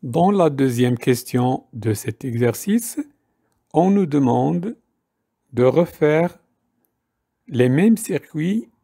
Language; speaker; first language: French; non-native, local second language; Arabic